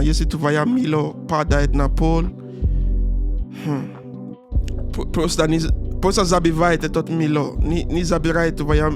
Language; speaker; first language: Russian; non-native, learner; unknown